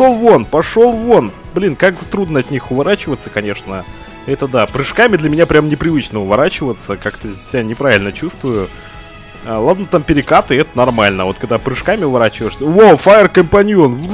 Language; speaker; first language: Russian; native; Russian